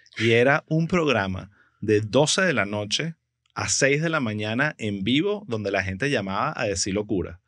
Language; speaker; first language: Spanish; native; Spanish